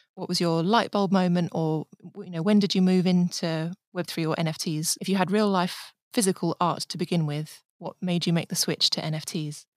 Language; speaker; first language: English; native; English